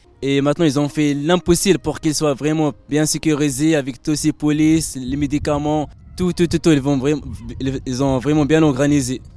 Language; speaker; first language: French; non-native, local second language; Arabic